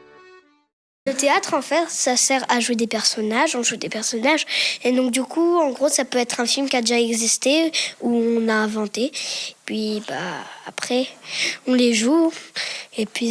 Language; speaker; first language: French; native; French